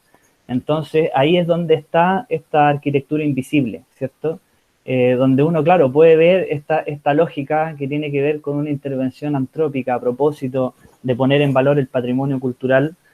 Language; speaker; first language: Spanish; native; Spanish